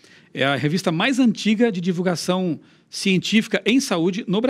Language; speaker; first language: Portuguese; native; Portuguese